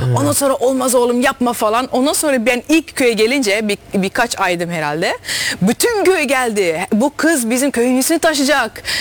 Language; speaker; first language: Turkish; early bilingual, heritage; Dutch